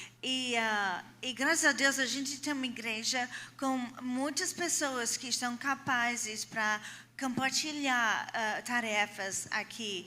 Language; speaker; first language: Portuguese; non-native, fluent; English